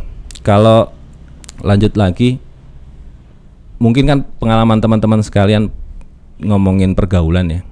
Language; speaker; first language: Indonesian; native; Indonesian